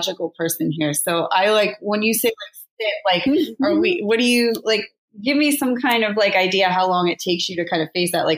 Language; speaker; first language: English; native; English